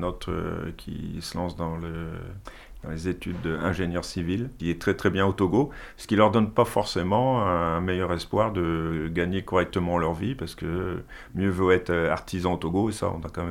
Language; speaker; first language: French; native; French